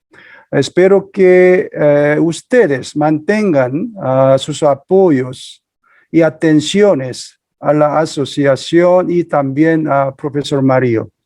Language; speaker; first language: Spanish; non-native, fluent; Korean